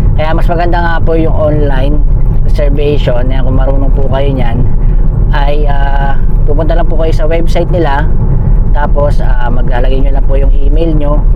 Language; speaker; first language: Filipino; native; Filipino